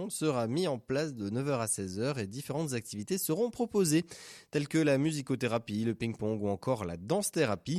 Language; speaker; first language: French; native; French